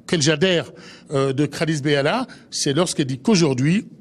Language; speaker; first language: French; native; French